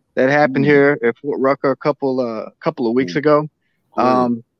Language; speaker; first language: English; native; English